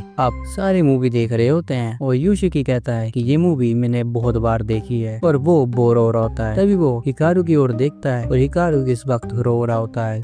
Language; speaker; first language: Hindi; native; Hindi